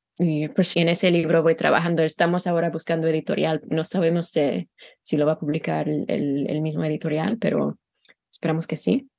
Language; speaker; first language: Spanish; non-native, fluent; English